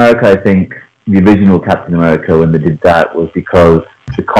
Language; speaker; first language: English; non-native, local second language; Punjabi